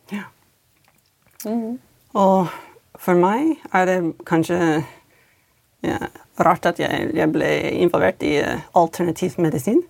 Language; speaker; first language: Norwegian; non-native, fluent; English